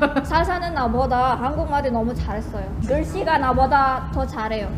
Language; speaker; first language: Korean; non-native, learner; Indonesian